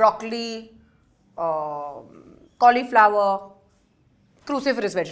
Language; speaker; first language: Telugu; non-native, learner; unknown